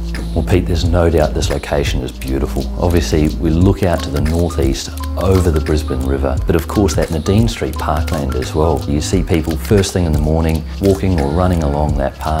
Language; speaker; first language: English; native; English